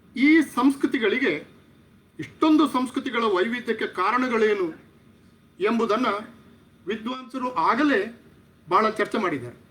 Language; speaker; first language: Kannada; non-native, local second language; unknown